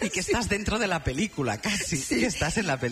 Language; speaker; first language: Spanish; native; Spanish